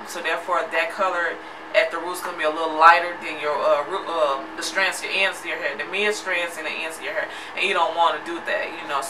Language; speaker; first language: English; native; English